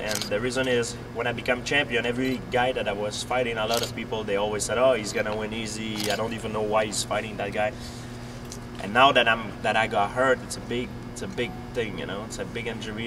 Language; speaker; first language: English; non-native, fluent; French